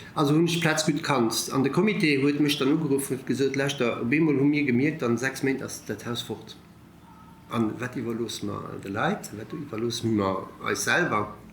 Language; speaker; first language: Luxembourgish; early bilingual, other home language; Italian